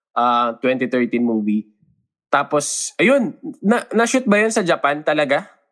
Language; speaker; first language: Filipino; native; Filipino